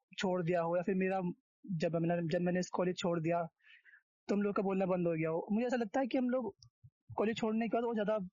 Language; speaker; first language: Hindi; native; Hindi